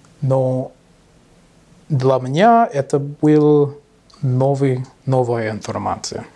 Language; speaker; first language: Russian; non-native, learner; English